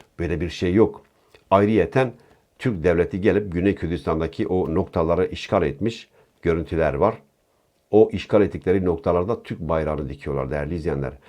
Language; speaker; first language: Turkish; non-native, local second language; Kurdish